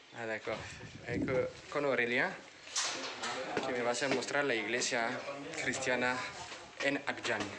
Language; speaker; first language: Spanish; non-native, fluent; French